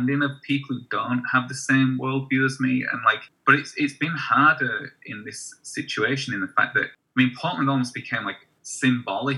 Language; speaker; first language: English; native; English